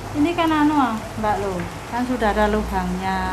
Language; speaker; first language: Indonesian; non-native, local second language; Javanese